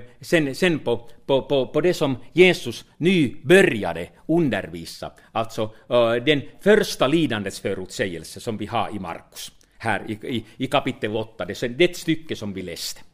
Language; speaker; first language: Swedish; non-native, fluent; Finnish